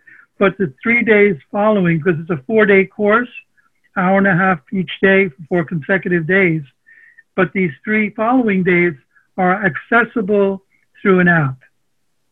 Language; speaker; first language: English; early bilingual, other home language; Armenian